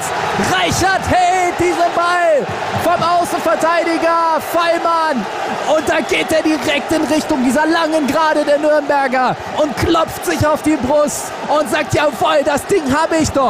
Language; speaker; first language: German; native; German